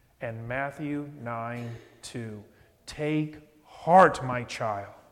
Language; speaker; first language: English; native; English